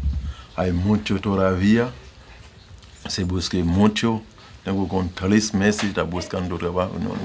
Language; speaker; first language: Spanish; non-native, learner; Haitian Creole